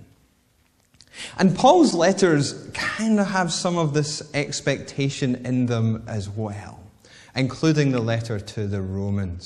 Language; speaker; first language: English; native; English